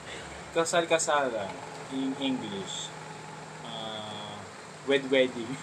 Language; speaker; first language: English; non-native, learner; Filipino